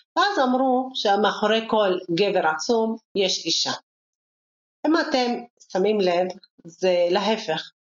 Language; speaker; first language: Hebrew; non-native, local second language; Arabic